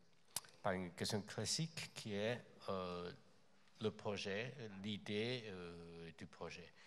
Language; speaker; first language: French; non-native, fluent; Chinese